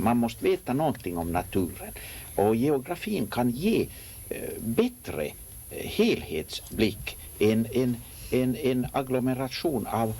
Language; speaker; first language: Swedish; non-native, local second language; Finnish